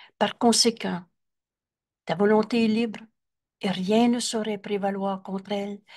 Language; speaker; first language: French; native; French